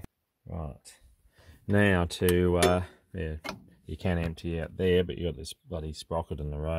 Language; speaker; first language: English; native; English